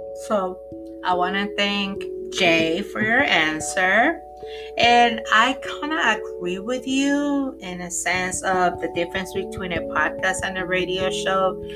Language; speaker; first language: English; non-native, local second language; Spanish